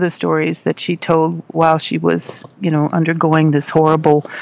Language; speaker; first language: English; native; English